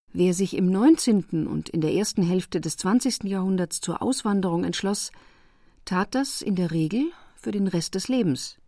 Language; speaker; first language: German; native; German